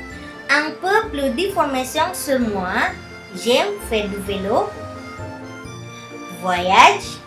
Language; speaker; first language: French; non-native, learner; Indonesian